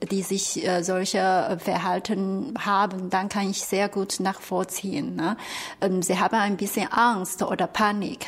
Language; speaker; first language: German; non-native, fluent; Chinese